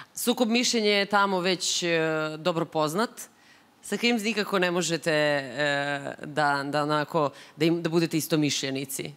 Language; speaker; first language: Serbian; native; Serbian